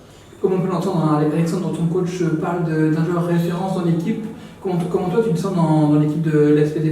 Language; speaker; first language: French; native; French